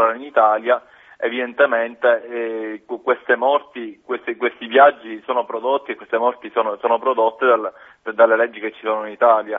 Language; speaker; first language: Italian; native; Italian